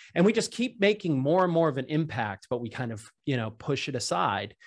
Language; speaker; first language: English; native; English